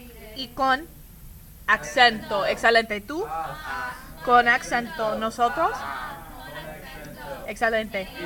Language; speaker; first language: Spanish; non-native, fluent; English